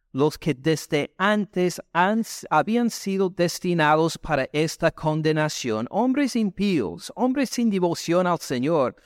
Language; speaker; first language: Spanish; non-native, fluent; English